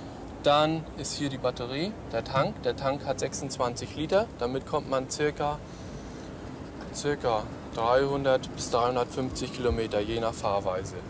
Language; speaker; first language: German; native; German